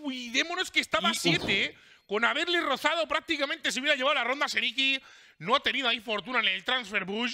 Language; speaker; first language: Spanish; native; Spanish